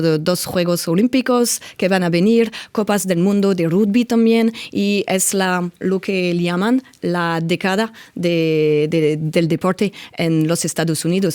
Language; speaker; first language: Spanish; non-native, fluent; French